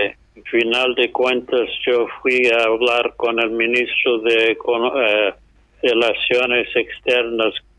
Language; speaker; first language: Spanish; non-native, fluent; English